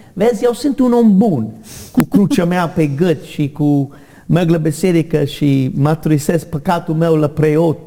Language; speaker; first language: Romanian; non-native, learner; English